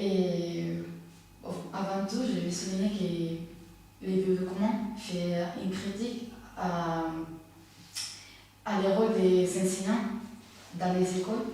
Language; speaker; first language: French; non-native, fluent; Spanish